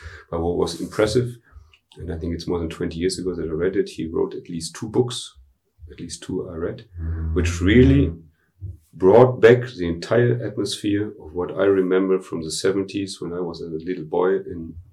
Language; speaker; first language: English; non-native, fluent; German